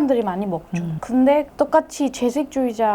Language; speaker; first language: Korean; non-native, fluent; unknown